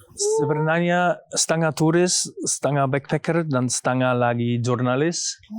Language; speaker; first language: Indonesian; non-native, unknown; German